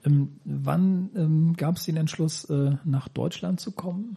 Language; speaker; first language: German; native; German